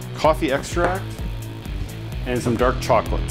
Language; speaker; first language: English; native; English